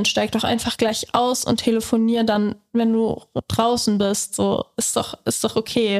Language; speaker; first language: German; native; German